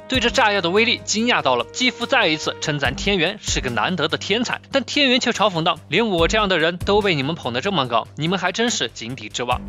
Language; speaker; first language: Chinese; native; Chinese